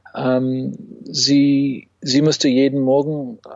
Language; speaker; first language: German; non-native, fluent; English